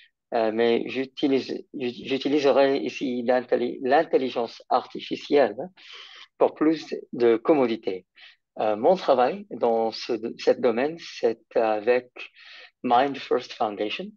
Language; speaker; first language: French; non-native, fluent; English